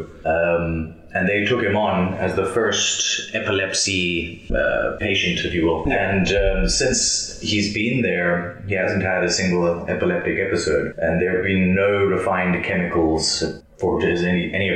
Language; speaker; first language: English; native; English